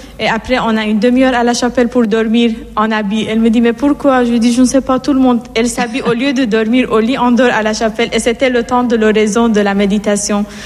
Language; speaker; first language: French; non-native, fluent; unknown